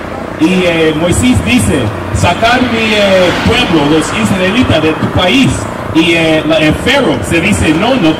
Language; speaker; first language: Spanish; non-native, learner; English